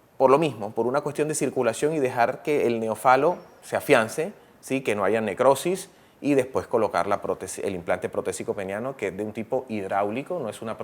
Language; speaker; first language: Spanish; native; Spanish